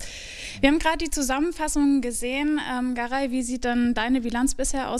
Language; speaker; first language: German; native; German